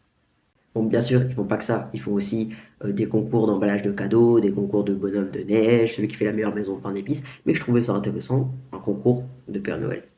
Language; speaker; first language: French; native; French